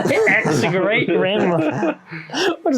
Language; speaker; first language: English; native; English